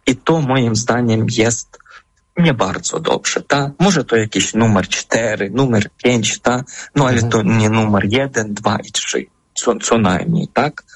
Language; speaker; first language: Polish; non-native, fluent; Ukrainian